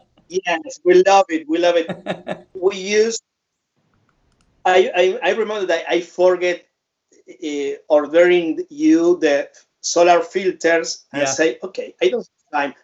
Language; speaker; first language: English; non-native, fluent; Spanish